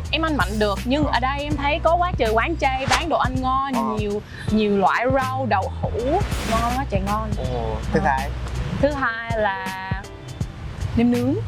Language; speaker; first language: Vietnamese; non-native, fluent; English